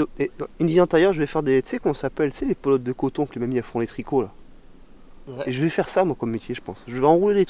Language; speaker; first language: French; native; French